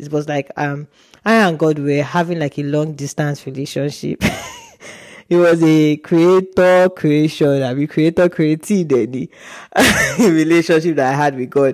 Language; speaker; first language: English; non-native, local second language; Yoruba